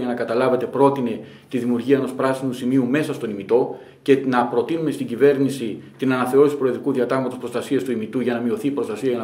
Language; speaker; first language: Greek; native; Greek